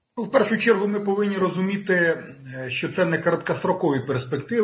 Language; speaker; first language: Ukrainian; native; Ukrainian